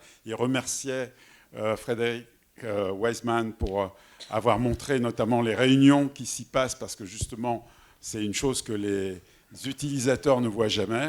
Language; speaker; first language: French; native; French